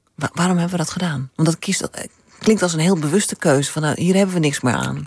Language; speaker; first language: Dutch; native; Dutch